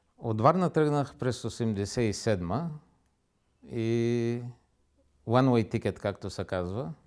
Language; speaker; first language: Bulgarian; native; Bulgarian